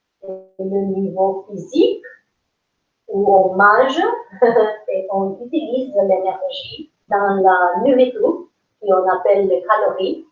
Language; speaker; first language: French; non-native, learner; English